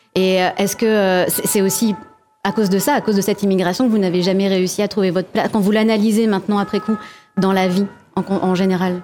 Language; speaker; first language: French; native; French